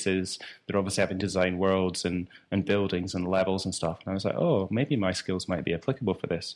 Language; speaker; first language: English; native; English